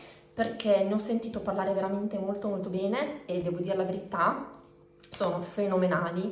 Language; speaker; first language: Italian; native; Italian